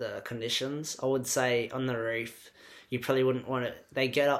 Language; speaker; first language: English; native; English